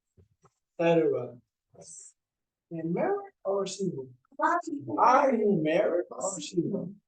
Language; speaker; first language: English; non-native, learner; Portuguese